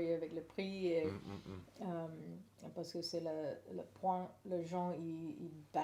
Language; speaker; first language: French; non-native, learner; English